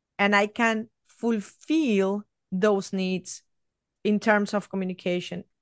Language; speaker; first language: English; non-native, fluent; Spanish